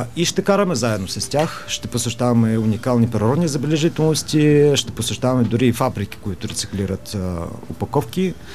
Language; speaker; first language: Bulgarian; early bilingual, heritage; Bulgarian